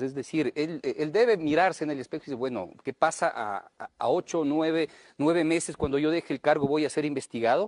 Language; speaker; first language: Spanish; native; Spanish